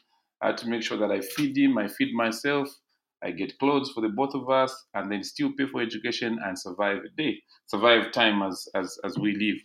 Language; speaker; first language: English; non-native, local second language; Bemba